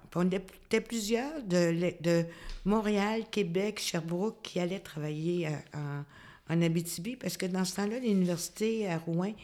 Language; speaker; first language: French; native; French